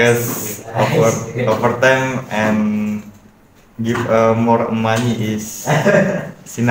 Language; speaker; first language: English; non-native, learner; Indonesian